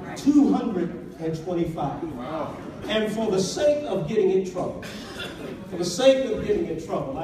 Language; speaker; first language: English; native; English